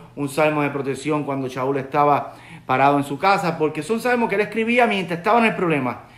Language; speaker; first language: Spanish; native; Spanish